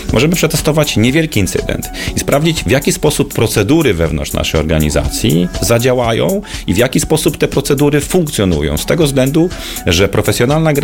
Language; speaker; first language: Polish; native; Polish